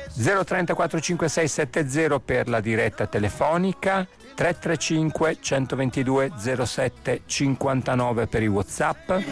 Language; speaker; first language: Italian; native; Italian